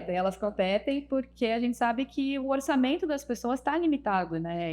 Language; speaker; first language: Portuguese; native; Portuguese